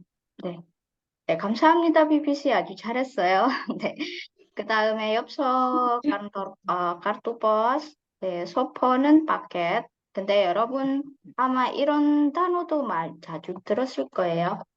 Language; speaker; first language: Korean; non-native, fluent; Indonesian